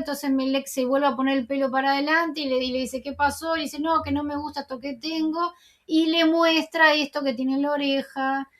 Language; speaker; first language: Spanish; native; Spanish